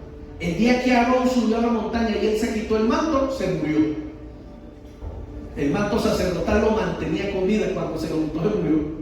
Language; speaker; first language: Spanish; native; Spanish